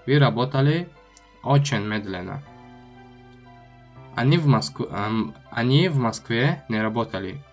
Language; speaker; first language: Russian; non-native, local second language; Tajik